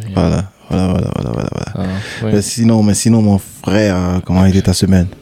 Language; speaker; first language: French; non-native, local second language; Haitian Creole